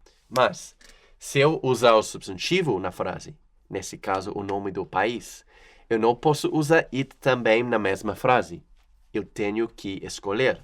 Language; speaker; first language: Portuguese; non-native, fluent; English